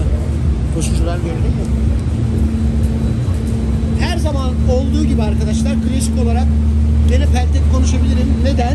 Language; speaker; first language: Turkish; native; Turkish